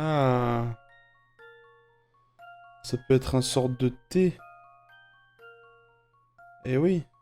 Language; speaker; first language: French; native; French